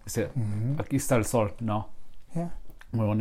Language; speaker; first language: Spanish; non-native, learner; English